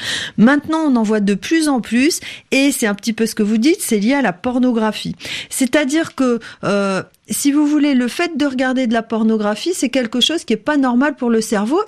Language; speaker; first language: French; native; French